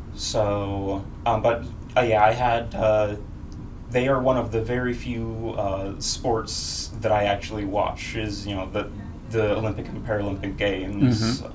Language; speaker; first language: English; native; English